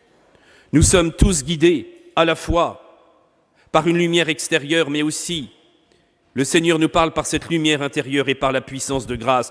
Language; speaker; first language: French; native; French